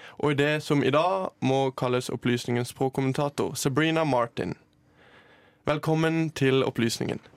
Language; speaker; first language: Norwegian; native; Norwegian